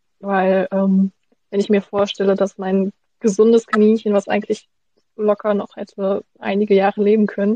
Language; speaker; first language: German; native; German